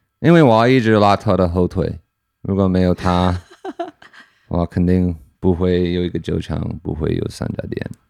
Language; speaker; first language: Chinese; non-native, fluent; English